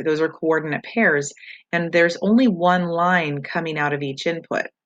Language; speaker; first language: English; native; English